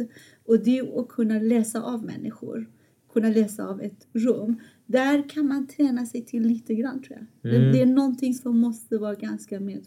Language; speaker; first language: Swedish; non-native, fluent; Persian